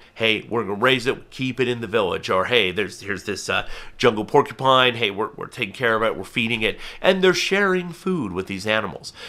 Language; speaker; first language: English; native; English